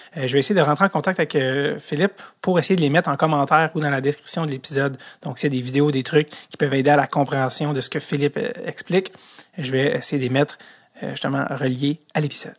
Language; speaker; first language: French; native; French